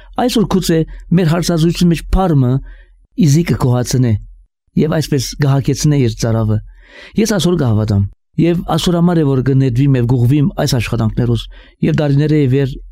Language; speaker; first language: Armenian; early bilingual, heritage; Armenian